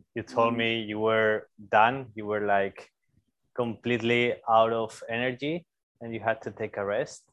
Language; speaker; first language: English; non-native, fluent; Spanish